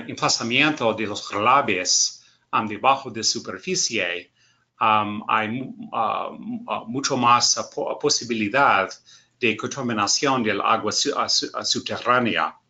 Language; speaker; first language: Spanish; non-native, learner; English